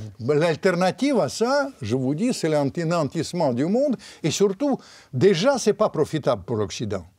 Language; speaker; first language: French; non-native, fluent; Russian